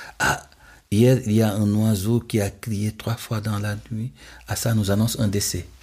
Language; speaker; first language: French; non-native, local second language; Wolof